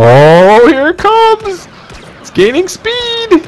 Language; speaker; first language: English; native; English